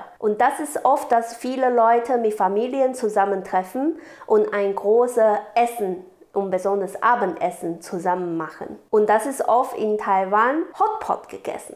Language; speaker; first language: German; non-native, learner; Chinese